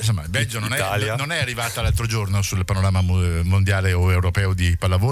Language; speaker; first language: Italian; native; Italian